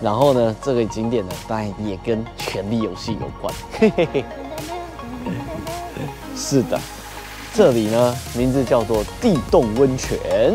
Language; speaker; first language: Chinese; native; Chinese